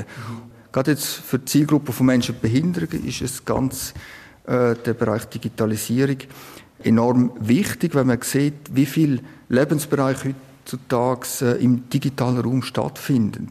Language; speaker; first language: German; native; German